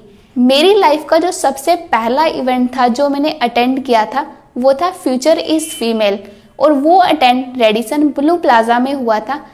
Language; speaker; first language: Hindi; native; Hindi